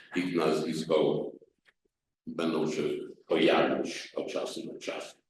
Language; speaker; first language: Polish; non-native, learner; English